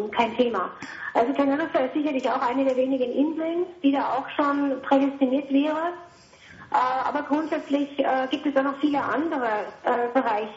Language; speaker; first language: German; native; German